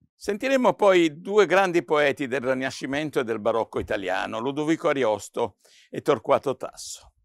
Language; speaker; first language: Italian; native; Italian